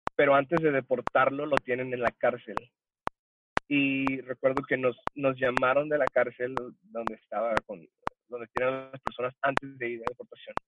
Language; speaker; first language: Spanish; early bilingual, heritage; Spanish